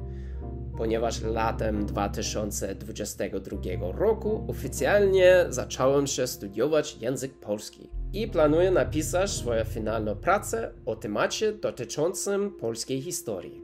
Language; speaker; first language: Polish; non-native, learner; English